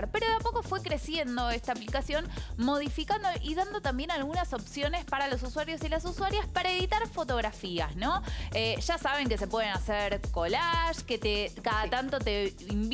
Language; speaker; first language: Spanish; native; Spanish